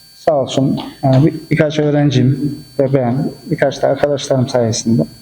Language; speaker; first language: Turkish; early bilingual, heritage; Turkish